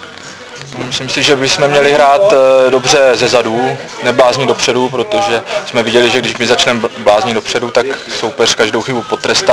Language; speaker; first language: Czech; native; Czech